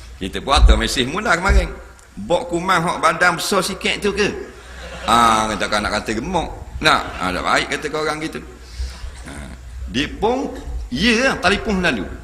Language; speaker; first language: Malay; native; Malay